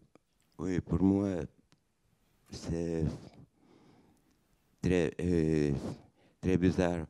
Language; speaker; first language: French; non-native, fluent; Lithuanian